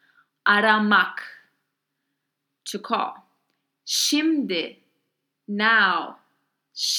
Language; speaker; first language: Turkish; non-native, learner; English